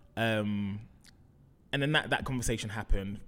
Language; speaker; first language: English; native; English